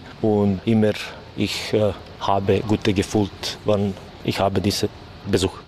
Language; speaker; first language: German; non-native, learner; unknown